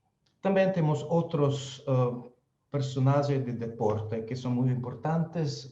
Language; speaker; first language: Spanish; non-native, fluent; Slovenian